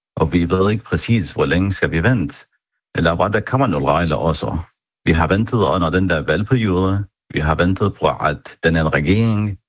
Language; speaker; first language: Danish; non-native, fluent; Arabic